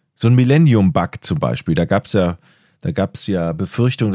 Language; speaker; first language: German; native; German